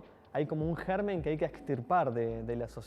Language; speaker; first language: Spanish; native; Spanish